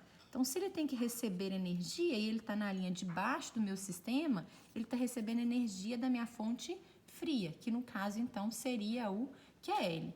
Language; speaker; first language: Portuguese; native; Portuguese